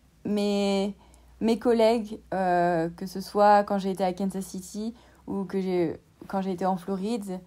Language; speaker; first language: French; native; French